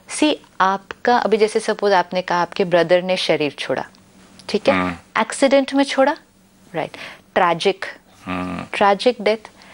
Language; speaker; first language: Hindi; native; Hindi